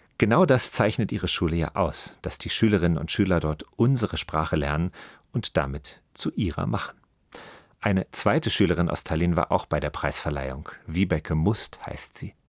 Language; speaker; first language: German; native; German